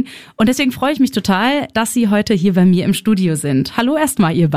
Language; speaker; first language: German; native; German